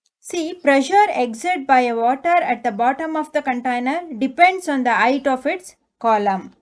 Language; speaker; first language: English; non-native, local second language; Kannada